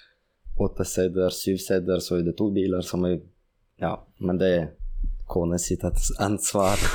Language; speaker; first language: Norwegian; non-native, fluent; Russian